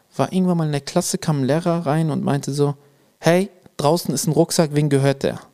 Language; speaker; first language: German; early bilingual, other home language; Arabic